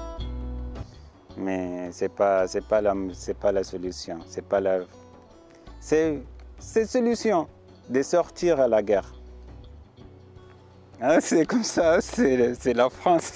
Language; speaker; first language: French; non-native, learner; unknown